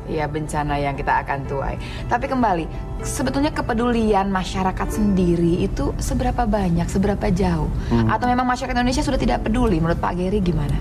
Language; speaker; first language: Indonesian; native; Indonesian